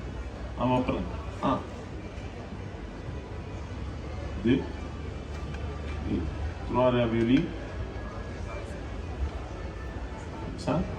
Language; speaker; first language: French; non-native, learner; Italian